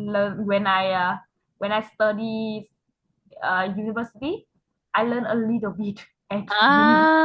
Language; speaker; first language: English; non-native, learner; Vietnamese